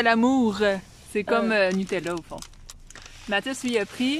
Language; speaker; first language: French; native; French